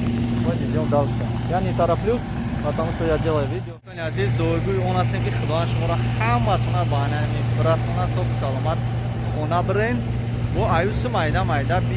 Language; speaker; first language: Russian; non-native, learner; Tajik